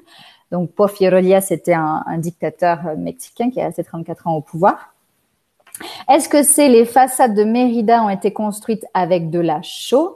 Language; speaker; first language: French; native; French